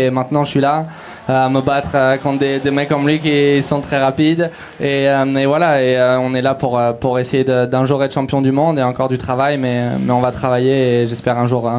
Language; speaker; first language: French; native; French